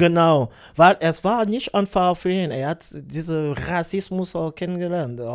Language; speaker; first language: German; non-native, learner; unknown